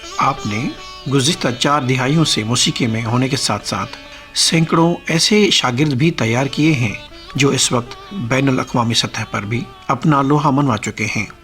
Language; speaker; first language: Urdu; non-native, local second language; Sindhi